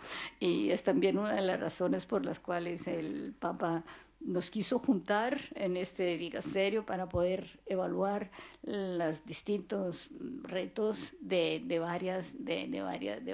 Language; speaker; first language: Spanish; non-native, fluent; Italian